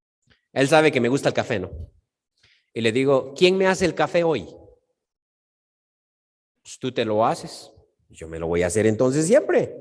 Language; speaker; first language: Spanish; native; Spanish